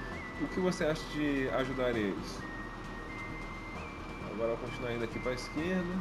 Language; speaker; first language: Portuguese; native; Portuguese